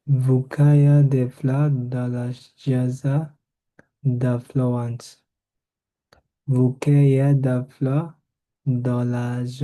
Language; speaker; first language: French; non-native, learner; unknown